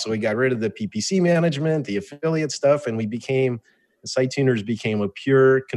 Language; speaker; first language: English; early bilingual, other home language; Russian